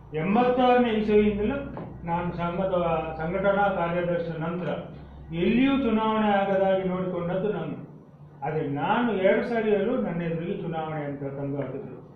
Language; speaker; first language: Kannada; non-native, local second language; Tulu